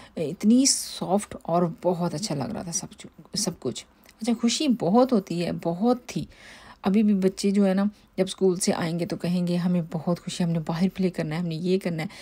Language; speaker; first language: Urdu; native; Urdu